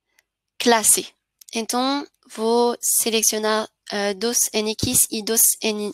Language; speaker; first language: Spanish; non-native, learner; French